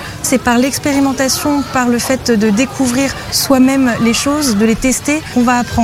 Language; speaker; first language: French; native; French